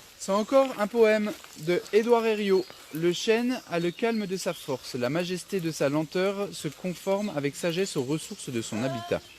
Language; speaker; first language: French; native; French